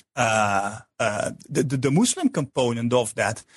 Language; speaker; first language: English; non-native, fluent; Dutch